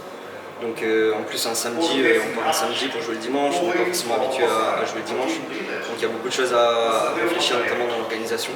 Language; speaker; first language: French; native; French